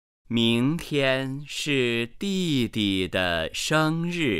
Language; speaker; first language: Chinese; non-native, learner; Vietnamese